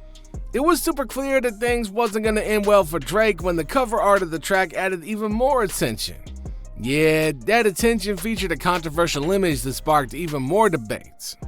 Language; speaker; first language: English; native; English